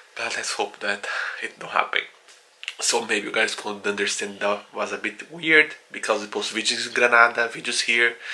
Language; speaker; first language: English; non-native, learner; Portuguese